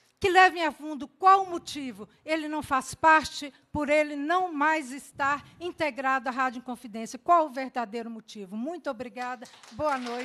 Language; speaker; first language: Portuguese; native; Portuguese